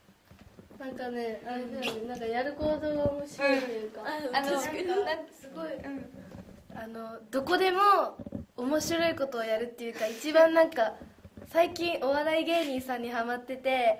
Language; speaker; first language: Japanese; native; Japanese